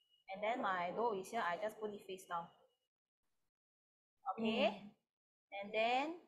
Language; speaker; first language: English; non-native, local second language; Chinese